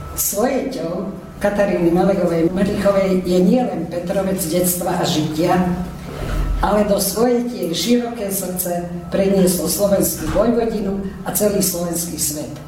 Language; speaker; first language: Slovak; early bilingual, heritage; Slovak